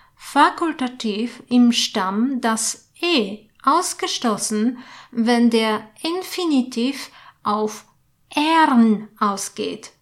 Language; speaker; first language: German; non-native, fluent; Polish